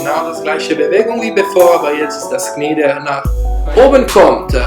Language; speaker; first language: German; non-native, learner; French